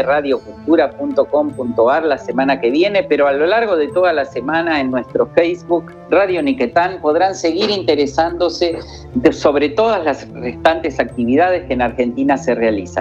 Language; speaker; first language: Spanish; native; Spanish